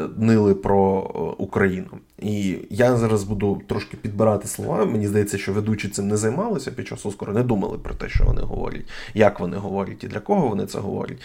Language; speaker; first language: Ukrainian; non-native, local second language; Russian